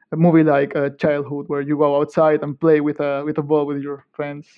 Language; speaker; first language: English; non-native, fluent; Spanish